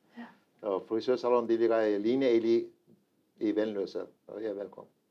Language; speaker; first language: Danish; non-native, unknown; Turkish